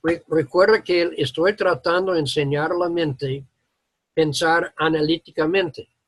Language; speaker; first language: Spanish; non-native, learner; English